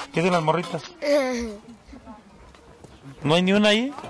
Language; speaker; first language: Spanish; native; Spanish